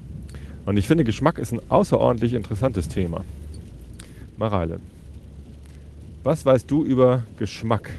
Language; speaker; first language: German; native; German